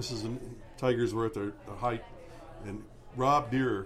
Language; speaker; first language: English; native; English